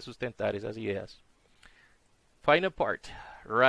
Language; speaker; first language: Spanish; native; Spanish